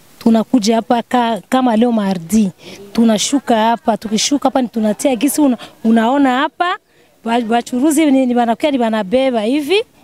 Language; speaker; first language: Swahili; native; Swahili